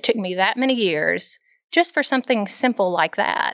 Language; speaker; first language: English; native; English